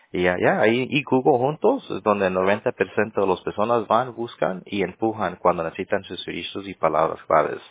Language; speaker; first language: Spanish; early bilingual, other home language; English